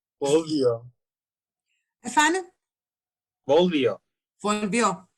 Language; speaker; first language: Spanish; non-native, fluent; Turkish